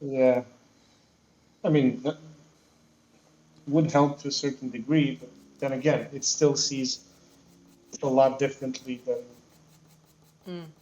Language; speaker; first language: English; non-native, fluent; Romanian